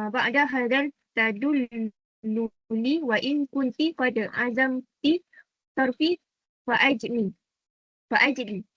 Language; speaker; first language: Arabic; non-native, learner; Malay